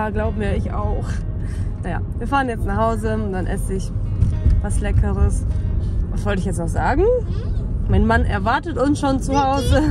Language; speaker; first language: German; native; German